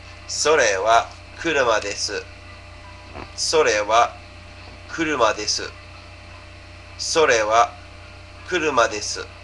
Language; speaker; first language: Japanese; non-native, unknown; English